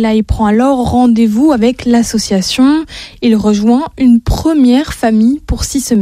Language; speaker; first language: French; native; French